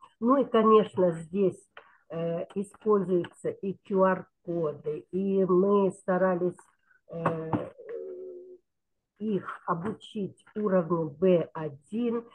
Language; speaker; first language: Russian; non-native, local second language; Kyrgyz